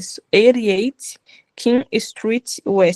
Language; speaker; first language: English; non-native, learner; Portuguese